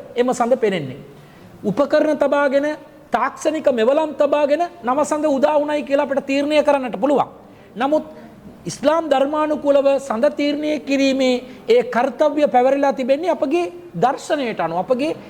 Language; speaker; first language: Sinhala; non-native, local second language; Tamil